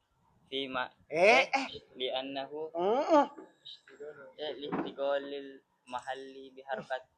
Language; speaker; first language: Arabic; non-native, learner; Indonesian